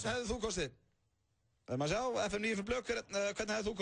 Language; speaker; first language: Icelandic; native; Icelandic